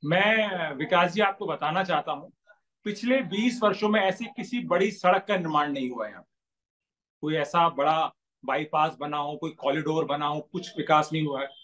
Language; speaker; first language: Hindi; native; Hindi